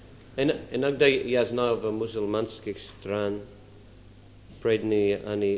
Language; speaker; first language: Russian; non-native, fluent; English